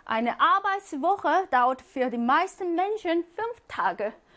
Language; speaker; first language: German; non-native, fluent; Korean